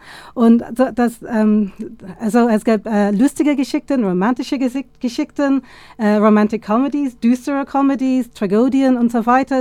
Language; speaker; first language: German; non-native, fluent; English